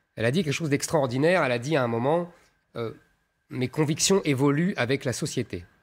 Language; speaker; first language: French; native; French